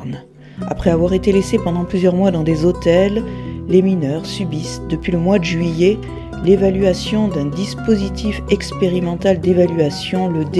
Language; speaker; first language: French; native; French